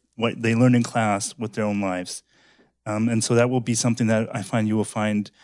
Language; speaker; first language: English; early bilingual, other home language; German